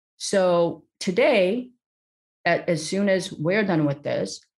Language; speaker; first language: English; early bilingual, other home language; Korean